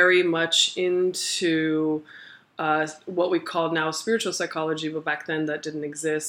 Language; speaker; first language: English; early bilingual, other home language; Portuguese